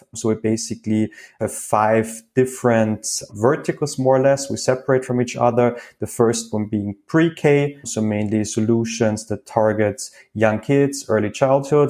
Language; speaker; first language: English; non-native, fluent; German